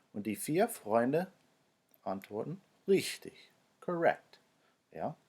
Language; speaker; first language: German; non-native, fluent; English